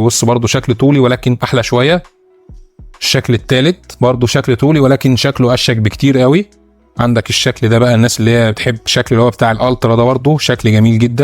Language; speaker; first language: Arabic; native; Arabic